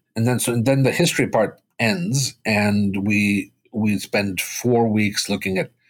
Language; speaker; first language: English; early bilingual, other home language; Spanish